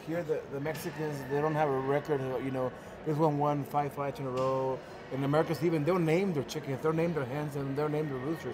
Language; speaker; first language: English; early bilingual, other home language; Spanish